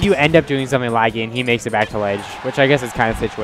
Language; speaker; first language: English; native; English